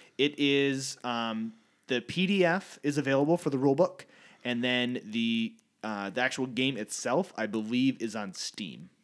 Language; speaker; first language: English; native; English